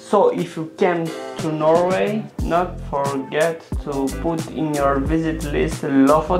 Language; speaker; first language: English; non-native, learner; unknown